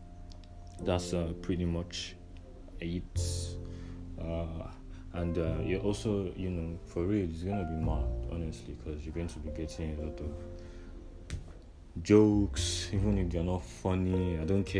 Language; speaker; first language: English; non-native, local second language; Yoruba